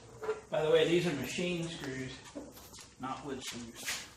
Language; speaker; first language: English; native; English